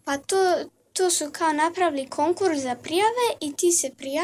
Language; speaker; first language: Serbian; early bilingual, heritage; Serbian